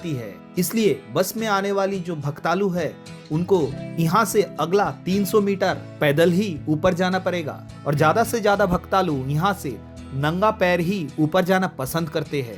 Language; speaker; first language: Hindi; non-native, local second language; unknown